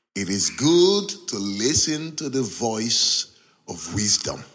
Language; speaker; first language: English; non-native, local second language; Yoruba